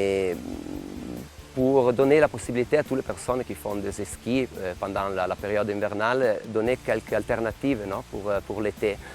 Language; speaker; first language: French; non-native, local second language; Italian